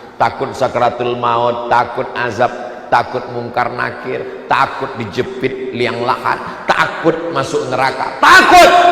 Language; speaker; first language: Indonesian; native; Indonesian